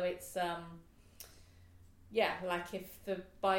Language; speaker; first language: English; native; English